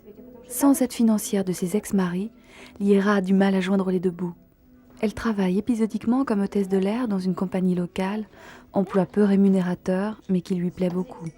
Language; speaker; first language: French; native; French